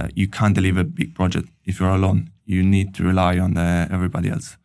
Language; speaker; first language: English; non-native, fluent; Italian